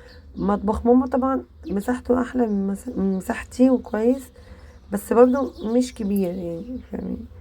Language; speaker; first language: Arabic; native; Arabic